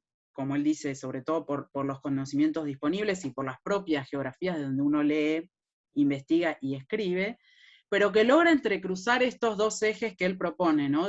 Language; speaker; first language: Spanish; native; Spanish